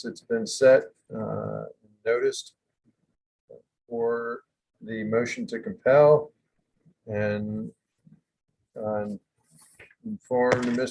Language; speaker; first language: English; native; English